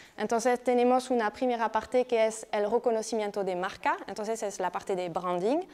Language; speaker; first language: Spanish; non-native, fluent; French